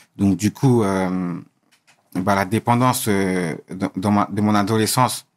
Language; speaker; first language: French; native; French